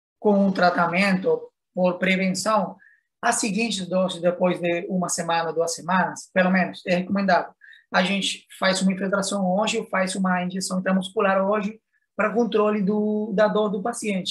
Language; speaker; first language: Portuguese; non-native, fluent; Spanish